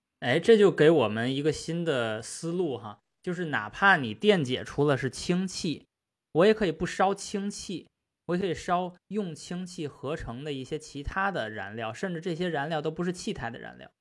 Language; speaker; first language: Chinese; native; Chinese